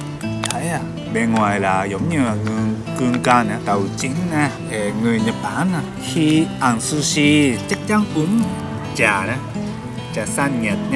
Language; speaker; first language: Vietnamese; non-native, learner; Japanese